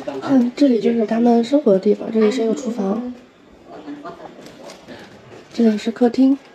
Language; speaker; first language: Chinese; native; Chinese